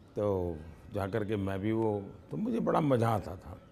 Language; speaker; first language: Hindi; non-native, local second language; Gujarati